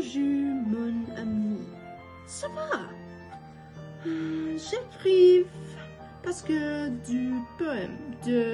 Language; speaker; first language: French; non-native, learner; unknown